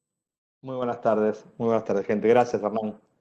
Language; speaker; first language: Spanish; native; Spanish